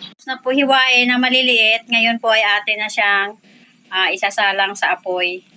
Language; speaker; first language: Filipino; native; Filipino